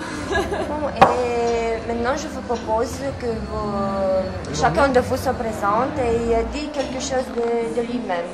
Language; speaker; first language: French; non-native, fluent; Romanian